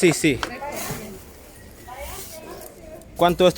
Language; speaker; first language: Spanish; early bilingual, heritage; English